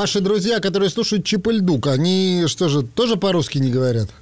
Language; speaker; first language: Russian; native; Russian